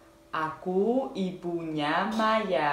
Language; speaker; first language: Indonesian; non-native, fluent; Spanish